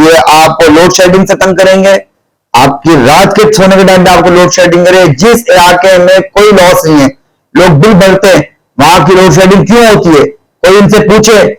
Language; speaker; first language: Urdu; native; Urdu